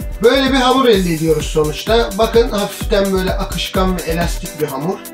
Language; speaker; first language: Turkish; native; Turkish